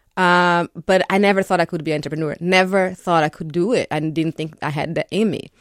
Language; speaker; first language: English; non-native, fluent; Portuguese